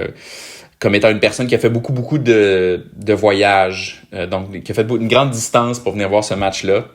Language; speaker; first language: French; native; French